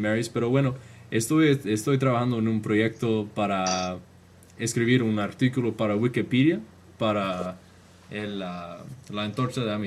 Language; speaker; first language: Spanish; early bilingual, heritage; Spanish